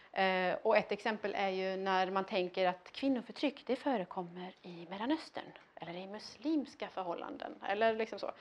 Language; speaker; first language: Swedish; early bilingual, other home language; Persian